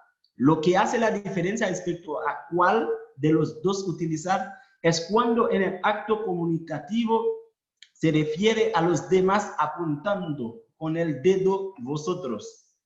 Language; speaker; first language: Spanish; non-native, fluent; Haitian Creole